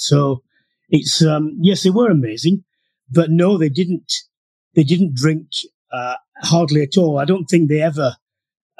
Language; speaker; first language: English; native; English